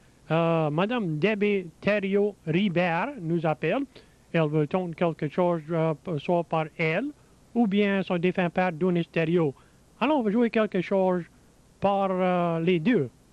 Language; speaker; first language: French; early bilingual, heritage; French